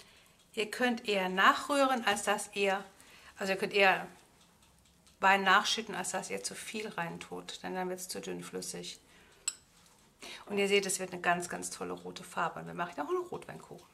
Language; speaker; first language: German; native; German